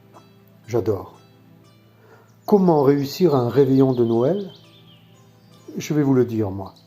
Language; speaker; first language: French; native; French